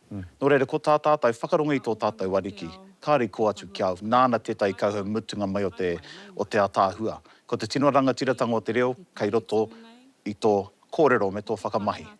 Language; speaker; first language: Māori; non-native, local second language; English